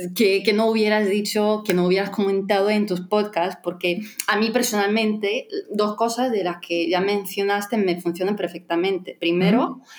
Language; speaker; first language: Spanish; non-native, fluent; Russian